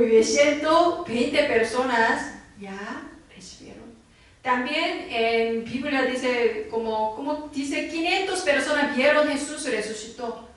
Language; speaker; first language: Spanish; non-native, learner; Korean